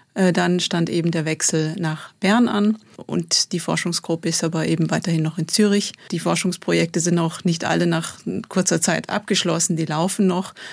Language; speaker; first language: German; native; German